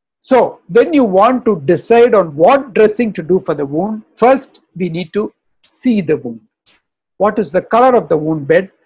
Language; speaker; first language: English; non-native, local second language; Tamil